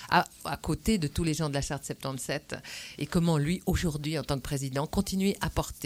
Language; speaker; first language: French; native; French